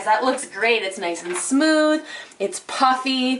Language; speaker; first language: English; native; English